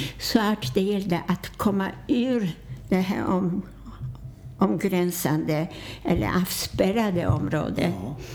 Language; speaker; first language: Swedish; non-native, fluent; Polish